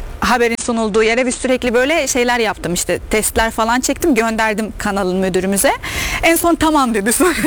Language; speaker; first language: Turkish; non-native, fluent; Arabic